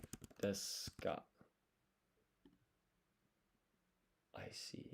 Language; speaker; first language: Japanese; non-native, learner; English